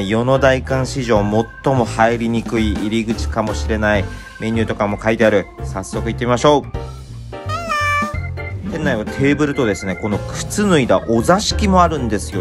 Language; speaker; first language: Japanese; native; Japanese